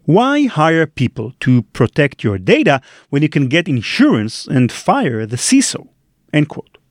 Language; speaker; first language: English; non-native, fluent; Hebrew